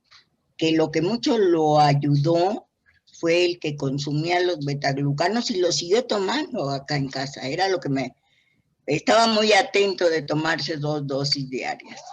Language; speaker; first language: Spanish; native; Spanish